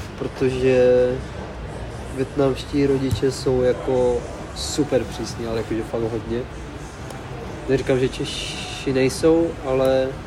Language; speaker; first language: Czech; early bilingual, other home language; Vietnamese